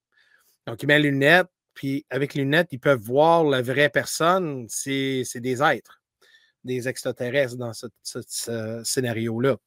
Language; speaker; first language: French; native; French